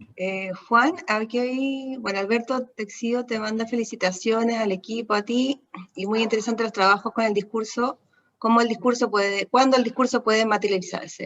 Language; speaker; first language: Spanish; native; Spanish